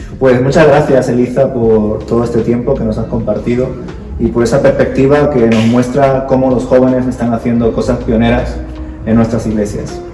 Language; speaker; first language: Spanish; native; Spanish